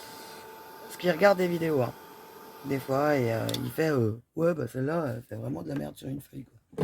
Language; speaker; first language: French; native; French